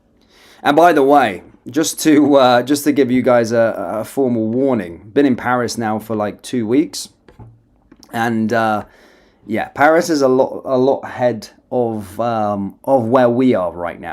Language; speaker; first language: English; native; English